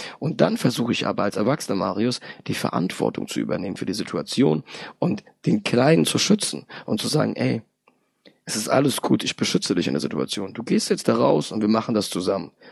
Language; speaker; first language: German; early bilingual, other home language; Polish